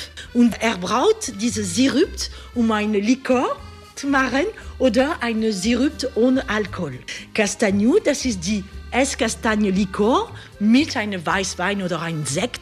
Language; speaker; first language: German; non-native, learner; French